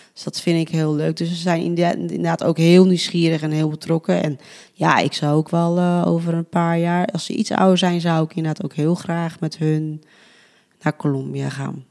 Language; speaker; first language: Dutch; early bilingual, other home language; Spanish